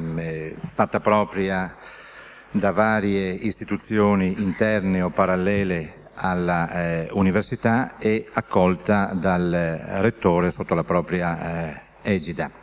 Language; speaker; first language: Italian; native; Italian